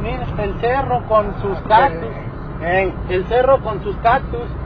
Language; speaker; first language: Spanish; native; Spanish